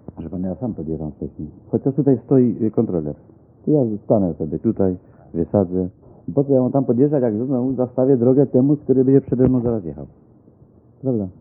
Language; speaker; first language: Polish; native; Polish